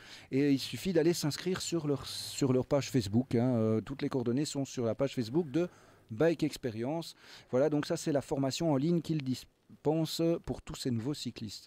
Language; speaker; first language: French; native; French